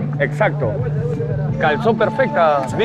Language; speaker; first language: Spanish; native; Spanish